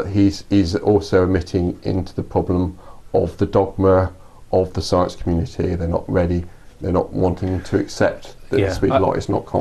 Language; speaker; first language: English; native; English